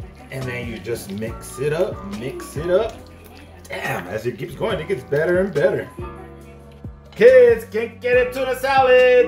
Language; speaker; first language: English; early bilingual, other home language; Spanish